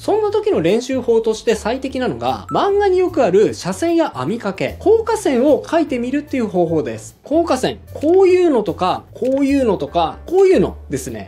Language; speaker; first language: Japanese; native; Japanese